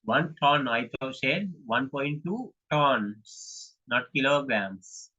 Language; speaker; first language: English; non-native, local second language; Sinhala